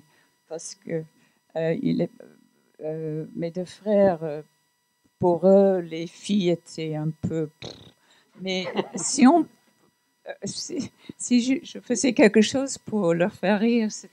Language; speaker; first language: French; non-native, fluent; English